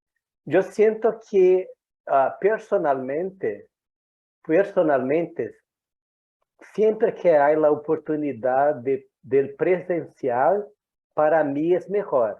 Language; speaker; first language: Spanish; non-native, fluent; Portuguese